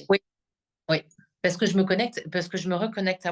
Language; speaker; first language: French; native; French